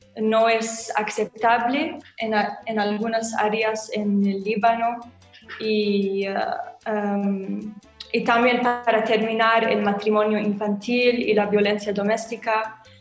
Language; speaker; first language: Spanish; non-native, learner; Arabic